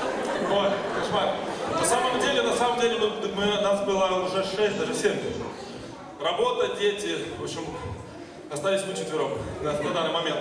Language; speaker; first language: Russian; native; Russian